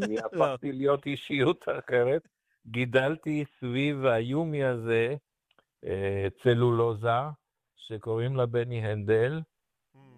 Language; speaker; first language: Hebrew; non-native, fluent; Romanian